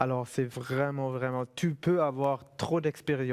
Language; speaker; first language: French; non-native, fluent; German